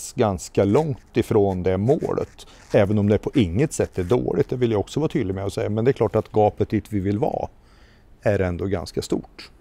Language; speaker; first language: Swedish; native; Swedish